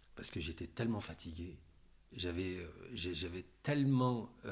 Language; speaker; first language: French; native; French